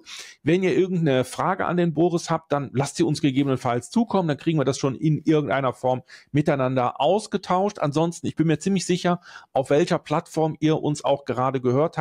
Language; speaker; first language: German; native; German